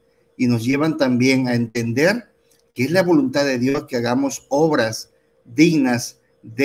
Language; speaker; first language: Spanish; native; Spanish